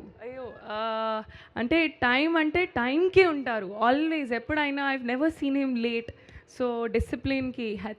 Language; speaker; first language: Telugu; non-native, learner; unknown